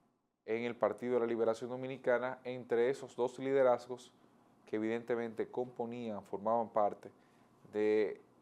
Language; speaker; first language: Spanish; native; Spanish